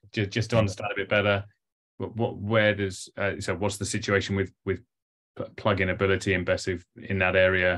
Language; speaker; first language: English; native; English